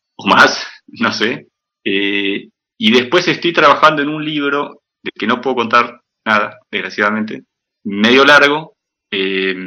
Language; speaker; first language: Spanish; native; Spanish